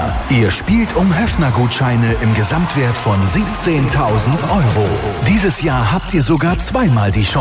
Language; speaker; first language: German; native; German